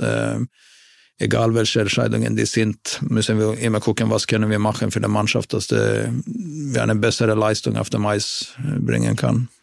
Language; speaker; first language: German; non-native, fluent; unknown